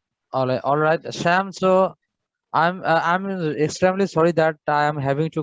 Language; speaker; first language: English; non-native, fluent; Bangla